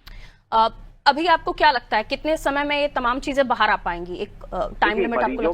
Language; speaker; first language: Hindi; native; Hindi